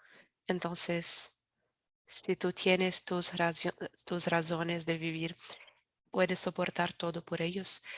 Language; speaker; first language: Spanish; non-native, learner; Portuguese